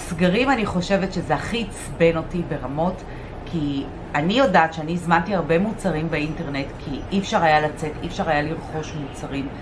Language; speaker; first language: Hebrew; native; Hebrew